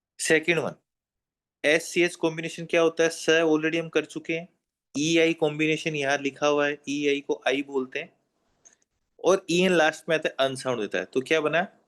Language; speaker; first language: Hindi; native; Hindi